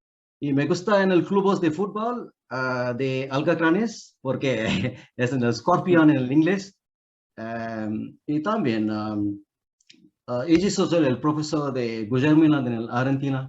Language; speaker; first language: Spanish; non-native, learner; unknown